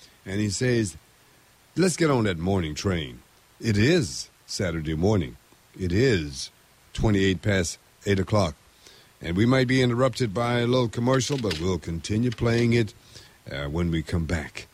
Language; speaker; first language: English; early bilingual, other home language; French